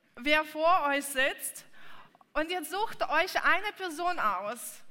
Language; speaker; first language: German; non-native, fluent; Russian